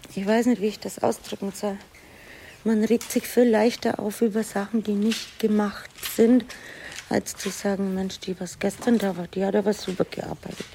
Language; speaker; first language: German; native; German